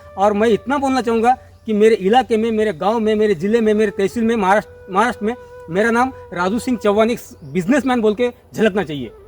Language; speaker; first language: Hindi; non-native, local second language; Marathi